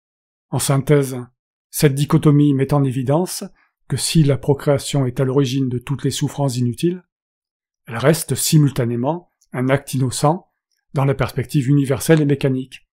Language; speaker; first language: French; native; French